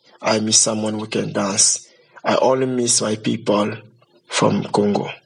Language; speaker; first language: English; non-native, learner; Lingala